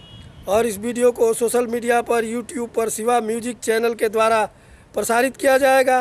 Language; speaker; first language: Hindi; native; Hindi